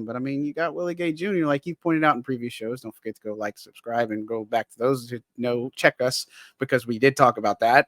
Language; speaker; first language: English; native; English